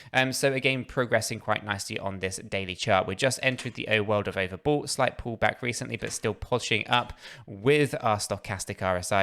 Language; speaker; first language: English; native; English